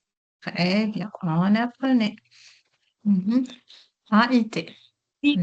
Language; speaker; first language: French; non-native, local second language; Arabic